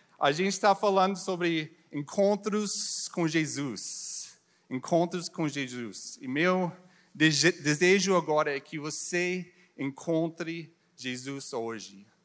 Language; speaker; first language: Portuguese; non-native, learner; English